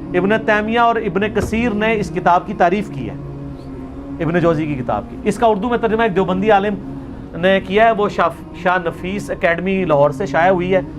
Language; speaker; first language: Urdu; non-native, local second language; Punjabi